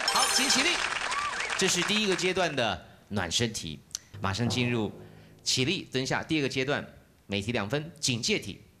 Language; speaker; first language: Chinese; native; Chinese